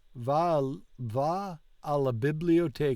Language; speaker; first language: Italian; non-native, learner; English